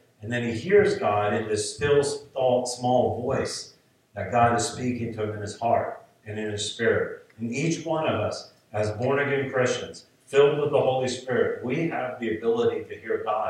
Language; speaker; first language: English; native; English